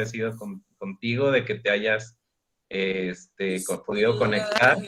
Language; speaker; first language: Spanish; native; Spanish